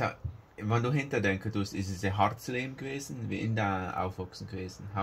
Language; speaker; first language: German; early bilingual, heritage; German